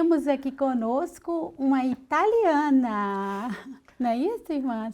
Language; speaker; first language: Portuguese; native; Portuguese